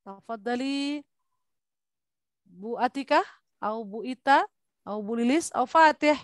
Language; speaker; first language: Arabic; non-native, fluent; Indonesian